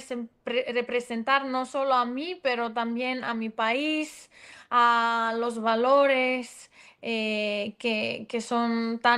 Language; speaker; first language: Spanish; non-native, fluent; Greek